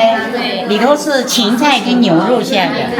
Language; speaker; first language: Chinese; native; Chinese